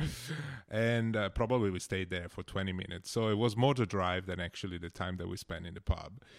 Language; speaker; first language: English; non-native, fluent; Italian